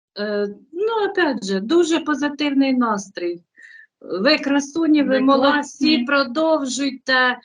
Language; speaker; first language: Ukrainian; native; Ukrainian